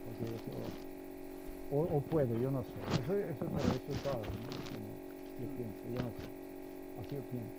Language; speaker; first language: Spanish; non-native, learner; Slovenian